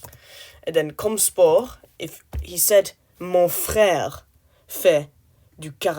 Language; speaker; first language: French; non-native, learner; English